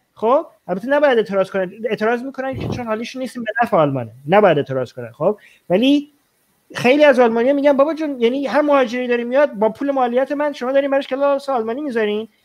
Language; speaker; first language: Persian; native; Persian